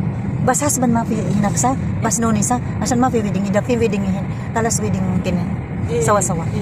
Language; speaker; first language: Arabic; non-native, learner; Filipino